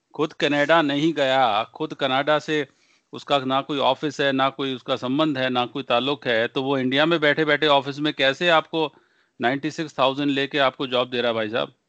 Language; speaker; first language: Hindi; non-native, local second language; Punjabi